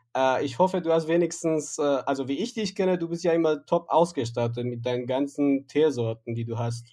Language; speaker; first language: German; non-native, fluent; Persian